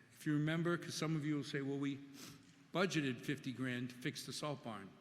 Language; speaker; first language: English; early bilingual, other home language; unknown